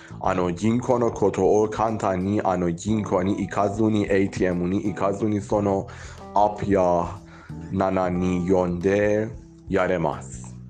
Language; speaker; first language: Japanese; non-native, learner; Persian